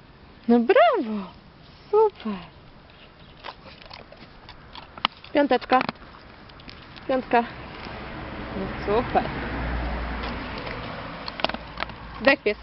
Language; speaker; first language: Polish; native; Polish